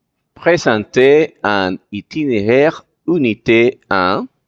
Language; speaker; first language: French; non-native, fluent; Spanish